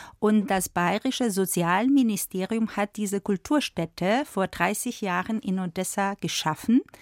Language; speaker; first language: German; non-native, fluent; Russian